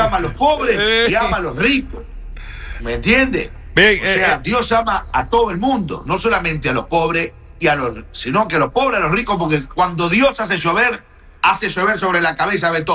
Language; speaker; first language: Spanish; native; Spanish